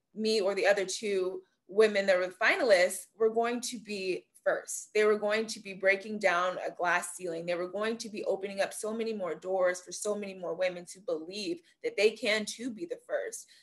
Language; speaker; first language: English; native; English